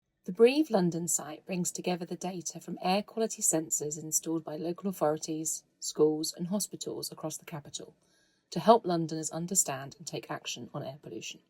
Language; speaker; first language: English; native; English